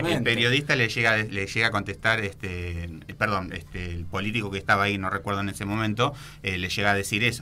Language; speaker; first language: Spanish; native; Spanish